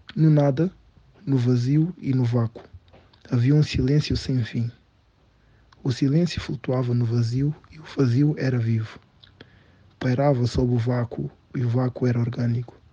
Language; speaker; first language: Portuguese; native; Portuguese